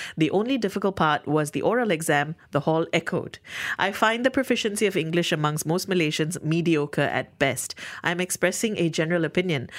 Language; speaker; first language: English; native; English